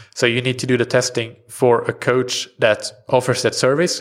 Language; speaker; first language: English; non-native, fluent; Swedish